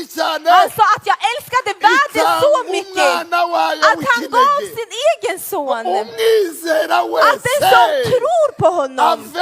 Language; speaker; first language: Swedish; non-native, fluent; Kinyarwanda